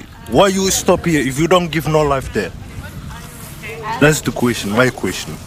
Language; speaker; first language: English; non-native, learner; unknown